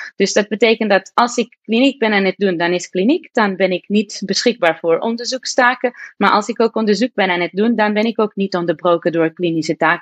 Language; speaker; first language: Dutch; non-native, fluent; Portuguese